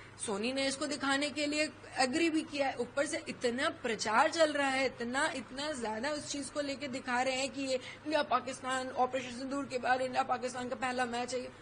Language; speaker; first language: Hindi; native; Hindi